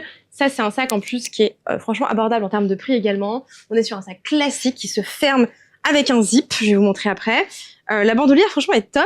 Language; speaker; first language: French; native; French